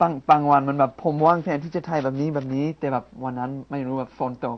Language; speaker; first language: Thai; non-native, fluent; English